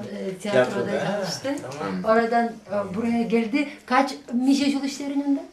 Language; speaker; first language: Turkish; non-native, learner; Chuvash